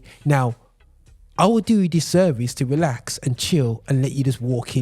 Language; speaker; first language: English; native; English